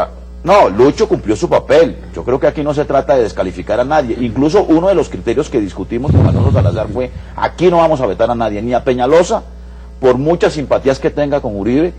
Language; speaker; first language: Spanish; native; Spanish